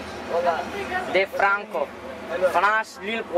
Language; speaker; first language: Danish; early bilingual, other home language; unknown